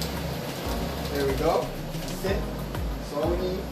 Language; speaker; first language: English; native; English